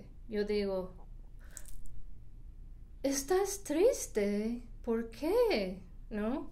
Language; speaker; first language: Spanish; non-native, fluent; English